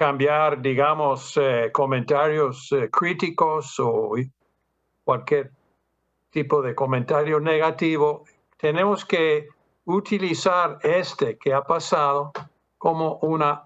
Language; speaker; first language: Spanish; non-native, fluent; English